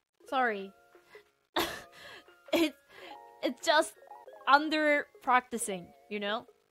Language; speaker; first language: English; non-native, fluent; Japanese